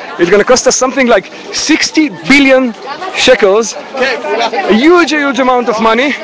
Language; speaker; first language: English; non-native, fluent; Hebrew